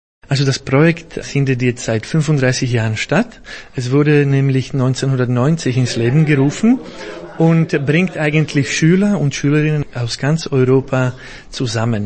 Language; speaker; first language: German; non-native, fluent; Slovak